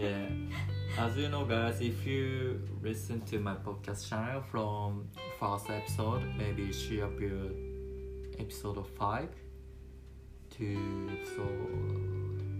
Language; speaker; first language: English; non-native, learner; Japanese